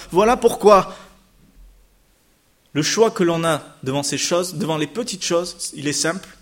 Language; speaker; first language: French; native; French